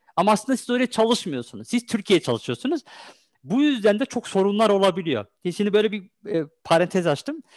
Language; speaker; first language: Turkish; early bilingual, heritage; Turkish